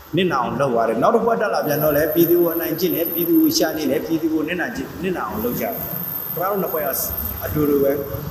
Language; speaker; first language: Burmese; native; Burmese